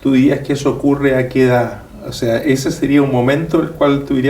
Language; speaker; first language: Spanish; native; Spanish